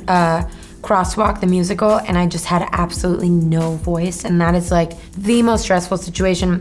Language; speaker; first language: English; native; English